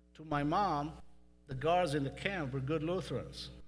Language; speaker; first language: English; non-native, fluent; Hebrew